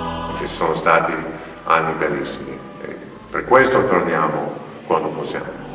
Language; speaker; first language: Italian; non-native, fluent; English